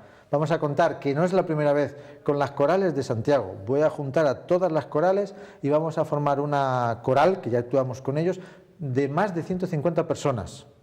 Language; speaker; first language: Spanish; native; Spanish